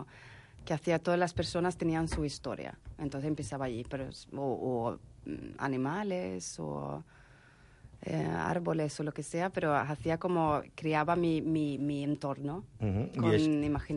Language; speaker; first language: Spanish; non-native, fluent; Swedish